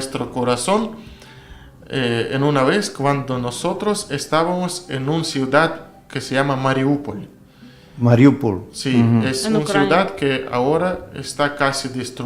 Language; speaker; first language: Spanish; non-native, learner; Russian